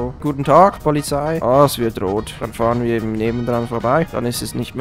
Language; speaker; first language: German; native; German